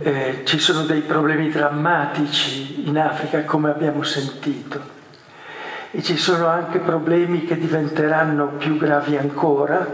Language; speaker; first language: Italian; native; Italian